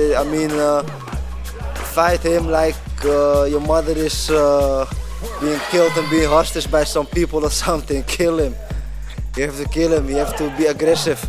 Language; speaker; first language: English; non-native, fluent; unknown